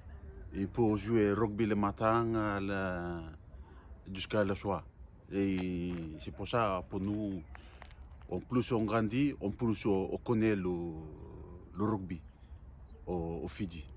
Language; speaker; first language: French; non-native, learner; Fijian